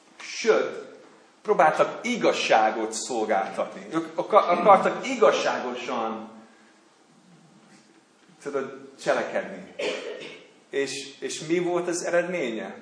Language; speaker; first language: Hungarian; non-native, learner; English